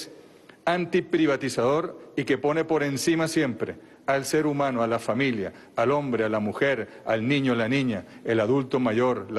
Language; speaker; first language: Spanish; native; Spanish